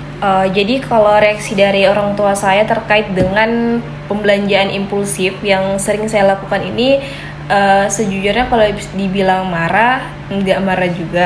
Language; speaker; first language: Indonesian; native; Indonesian